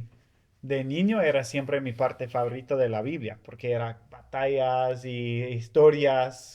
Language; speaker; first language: Spanish; non-native, fluent; English